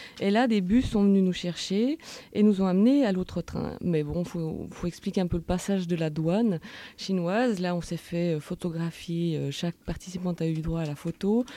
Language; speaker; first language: French; native; French